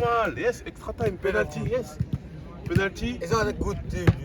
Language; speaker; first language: English; non-native, learner; Portuguese